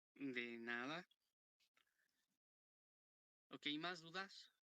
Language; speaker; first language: Spanish; native; Spanish